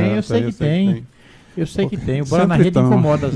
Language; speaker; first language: Portuguese; native; Portuguese